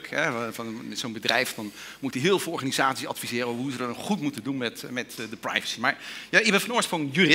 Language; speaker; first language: Dutch; native; Dutch